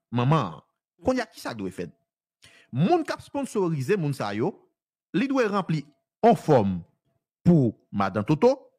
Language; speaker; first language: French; non-native, local second language; Haitian Creole